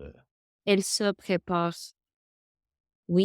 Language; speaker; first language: French; non-native, learner; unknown